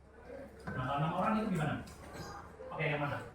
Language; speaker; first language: Indonesian; native; Indonesian